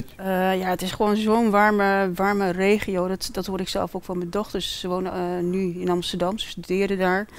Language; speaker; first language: Dutch; early bilingual, other home language; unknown